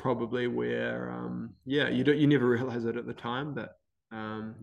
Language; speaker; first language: English; native; English